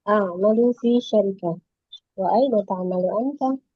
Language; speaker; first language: Arabic; non-native, learner; Indonesian